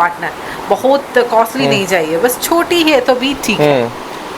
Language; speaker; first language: Hindi; non-native, local second language; Malayalam